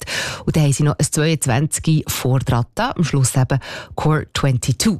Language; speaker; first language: German; native; German